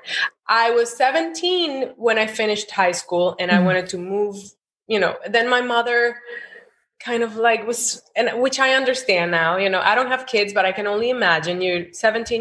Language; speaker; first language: English; non-native, fluent; Spanish